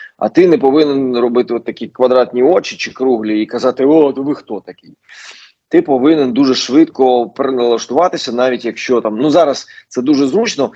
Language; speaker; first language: Ukrainian; non-native, local second language; Russian